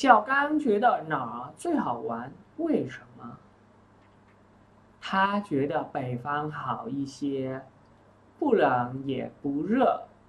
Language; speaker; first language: Chinese; non-native, fluent; Vietnamese